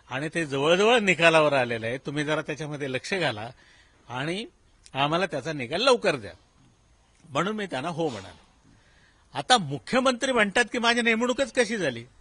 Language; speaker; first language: Marathi; native; Marathi